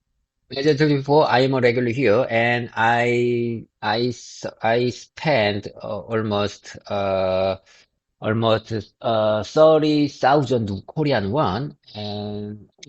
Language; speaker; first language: English; non-native, learner; Korean